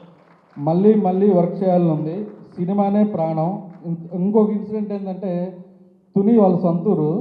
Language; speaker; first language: Telugu; native; Telugu